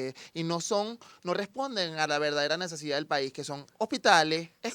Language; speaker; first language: Spanish; native; Spanish